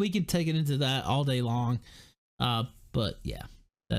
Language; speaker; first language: English; native; English